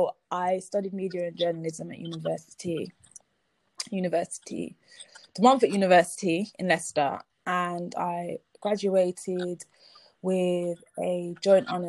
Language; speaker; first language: English; native; English